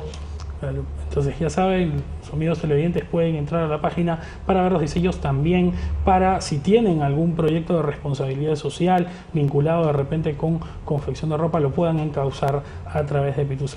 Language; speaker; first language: Spanish; native; Spanish